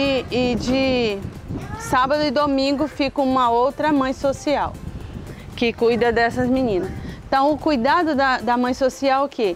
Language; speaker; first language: Portuguese; native; Portuguese